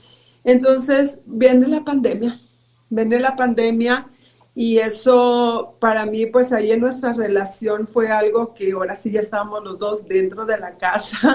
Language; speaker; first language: Spanish; native; Spanish